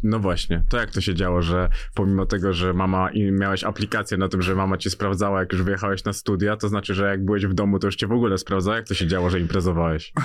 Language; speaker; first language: Polish; native; Polish